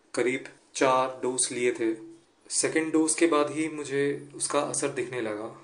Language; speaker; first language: Hindi; non-native, local second language; Gujarati